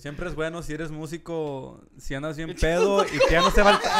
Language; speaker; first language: Spanish; early bilingual, heritage; Spanish